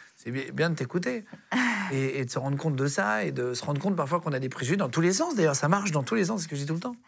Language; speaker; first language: French; native; French